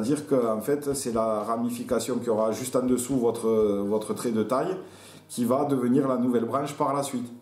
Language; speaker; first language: French; native; French